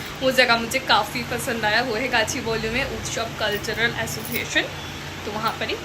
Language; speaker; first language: Hindi; non-native, local second language; Bangla